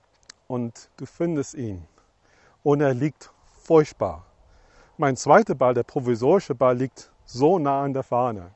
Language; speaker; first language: German; non-native, fluent; English